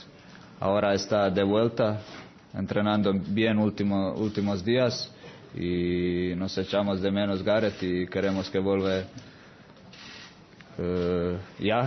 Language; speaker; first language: Spanish; non-native, fluent; Croatian